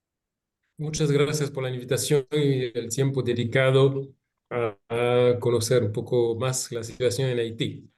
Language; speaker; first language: Spanish; non-native, fluent; Haitian Creole